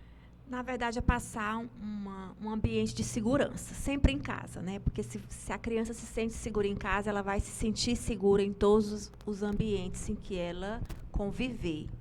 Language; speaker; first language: Portuguese; native; Portuguese